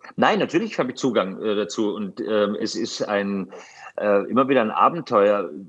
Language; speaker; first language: German; native; German